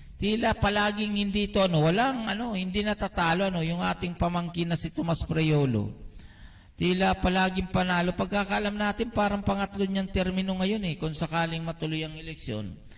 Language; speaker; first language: Filipino; non-native, local second language; Bikol